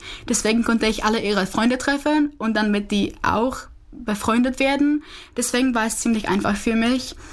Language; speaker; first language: German; non-native, learner; Czech